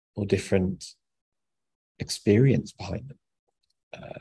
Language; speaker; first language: English; native; English